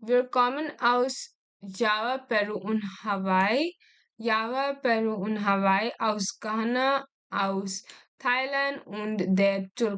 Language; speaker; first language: German; non-native, learner; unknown